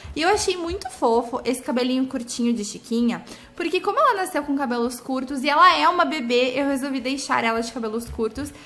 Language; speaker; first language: Portuguese; native; Portuguese